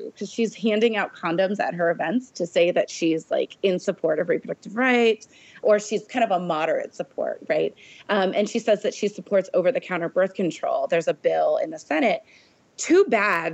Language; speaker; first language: English; native; English